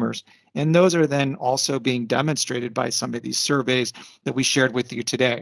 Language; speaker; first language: English; native; English